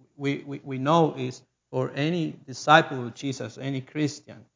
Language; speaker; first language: English; non-native, learner; Spanish